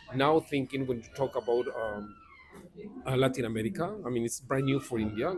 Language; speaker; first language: English; non-native, fluent; Spanish